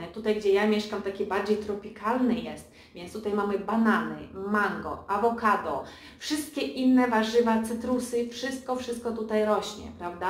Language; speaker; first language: Polish; early bilingual, heritage; Polish